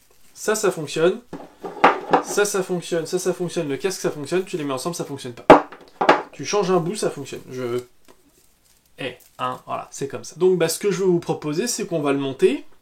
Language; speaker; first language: French; native; French